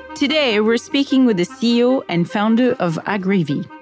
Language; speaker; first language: English; non-native, fluent; French